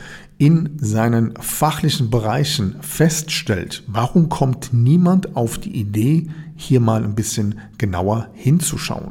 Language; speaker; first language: German; native; German